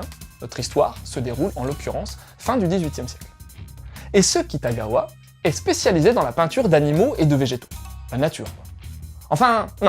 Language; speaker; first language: French; native; French